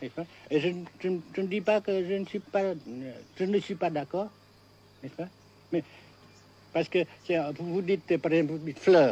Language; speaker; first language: French; non-native, fluent; Vietnamese